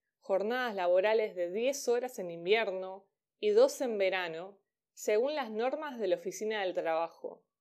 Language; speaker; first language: Spanish; native; Spanish